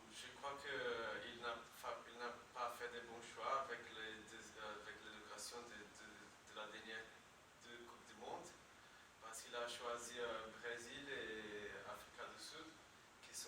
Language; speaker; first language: French; non-native, learner; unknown